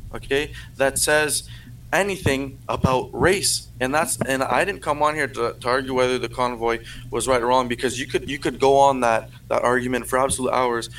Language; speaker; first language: English; non-native, fluent; French